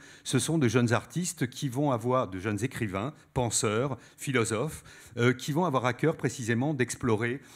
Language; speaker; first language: French; native; French